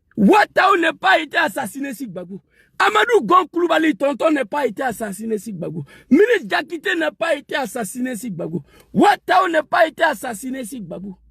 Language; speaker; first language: French; non-native, local second language; Dyula